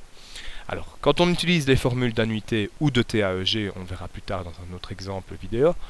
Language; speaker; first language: French; native; French